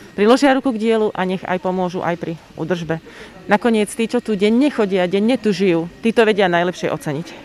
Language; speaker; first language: Slovak; native; Slovak